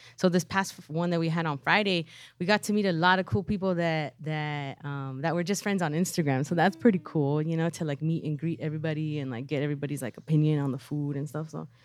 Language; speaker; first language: English; native; English